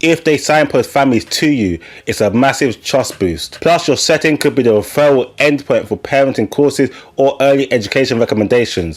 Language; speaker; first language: English; native; English